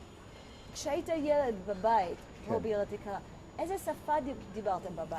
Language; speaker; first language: Hebrew; native; Hebrew